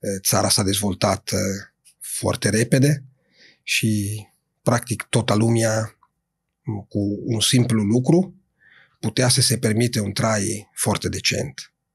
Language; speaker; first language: Romanian; non-native, fluent; Italian